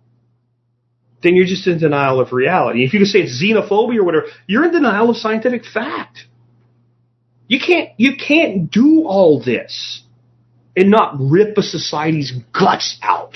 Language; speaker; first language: English; native; English